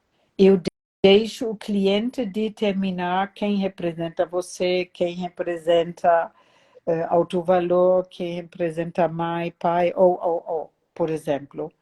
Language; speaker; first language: Portuguese; non-native, fluent; German